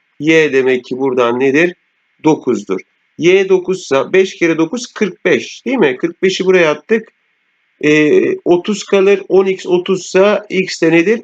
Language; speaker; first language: Turkish; native; Turkish